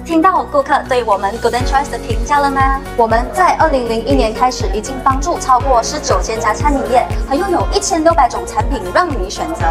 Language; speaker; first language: Chinese; native; Chinese